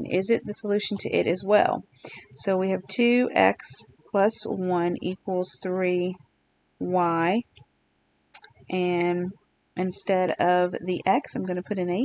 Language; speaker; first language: English; native; English